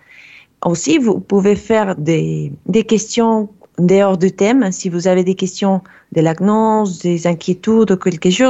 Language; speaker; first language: French; non-native, fluent; Spanish